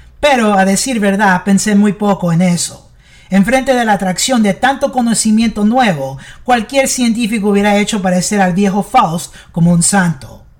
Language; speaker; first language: Spanish; early bilingual, heritage; English